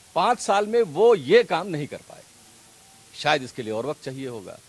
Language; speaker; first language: Hindi; native; Hindi